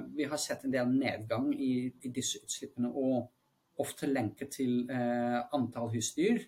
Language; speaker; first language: Norwegian; non-native, fluent; Dutch